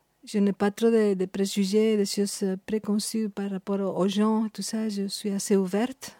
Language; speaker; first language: French; non-native, fluent; Spanish